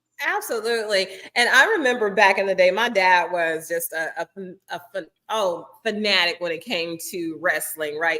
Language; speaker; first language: English; native; English